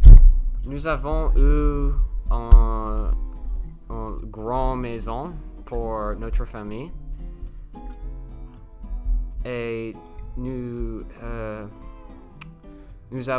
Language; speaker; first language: French; non-native, learner; English